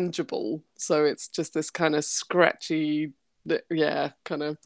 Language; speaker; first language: English; native; English